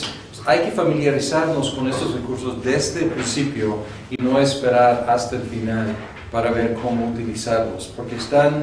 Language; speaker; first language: Spanish; non-native, fluent; English